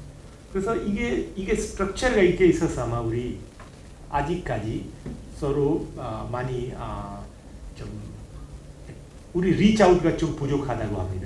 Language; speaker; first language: Korean; non-native, learner; Hindi